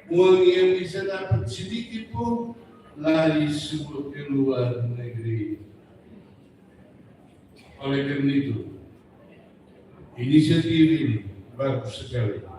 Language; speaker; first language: Indonesian; non-native, fluent; German